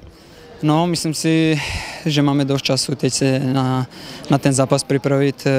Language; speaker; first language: Czech; non-native, fluent; Serbian